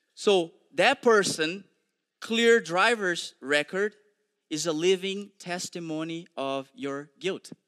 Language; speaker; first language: English; non-native, fluent; Portuguese